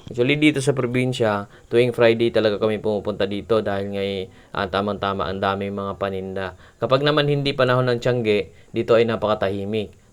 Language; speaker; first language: Filipino; non-native, local second language; Cebuano